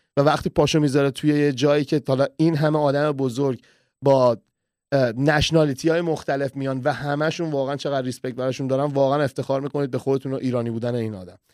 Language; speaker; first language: Persian; early bilingual, heritage; Persian